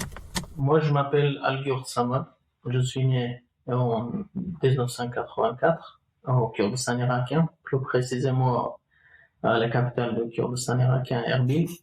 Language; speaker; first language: French; non-native, fluent; Kurdish